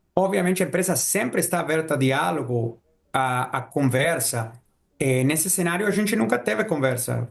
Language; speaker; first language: Portuguese; non-native, fluent; Spanish